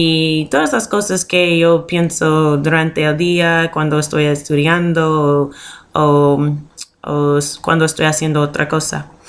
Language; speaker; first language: Spanish; non-native, learner; English